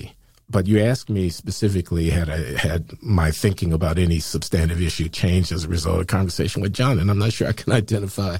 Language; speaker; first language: English; native; English